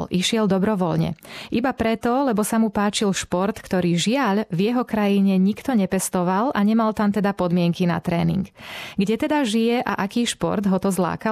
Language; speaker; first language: Slovak; native; Slovak